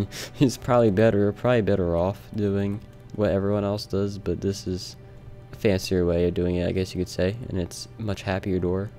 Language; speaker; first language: English; native; English